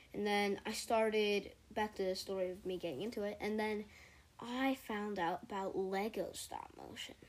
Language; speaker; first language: English; native; English